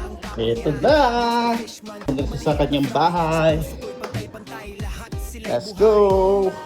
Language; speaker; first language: Filipino; native; Filipino